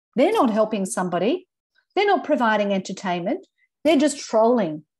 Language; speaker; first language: English; native; English